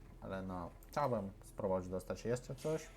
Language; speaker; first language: Polish; non-native, learner; Russian